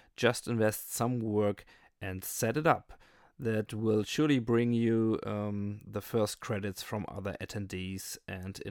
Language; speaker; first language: English; non-native, fluent; German